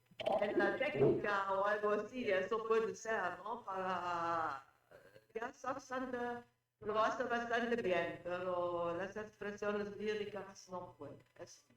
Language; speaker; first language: Spanish; non-native, fluent; German